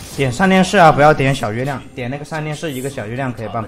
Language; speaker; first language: Chinese; native; Chinese